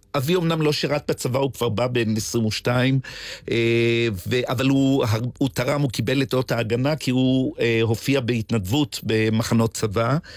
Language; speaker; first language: Hebrew; native; Hebrew